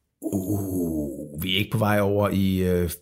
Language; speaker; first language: Danish; native; Danish